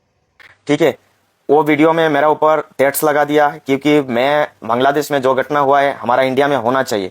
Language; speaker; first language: Hindi; non-native, local second language; Bangla